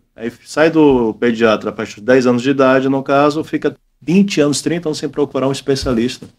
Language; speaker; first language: Portuguese; native; Portuguese